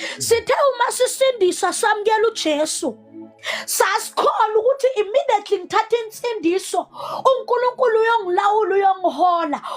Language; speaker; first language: Zulu; non-native, local second language; Southern Sotho